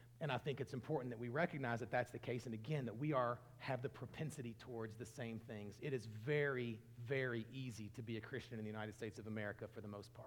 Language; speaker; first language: English; native; English